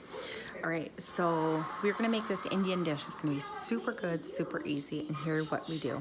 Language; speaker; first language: English; native; English